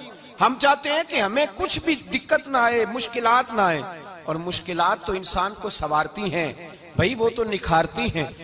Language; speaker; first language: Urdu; non-native, local second language; Punjabi